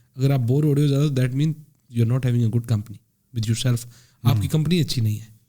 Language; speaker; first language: Urdu; native; Urdu